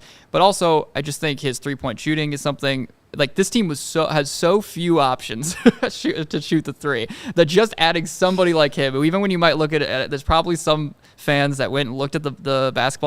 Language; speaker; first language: English; native; English